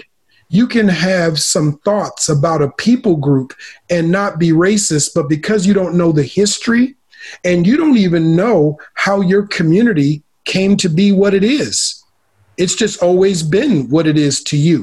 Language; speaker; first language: English; native; English